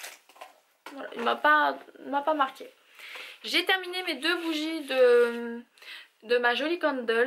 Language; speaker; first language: French; native; French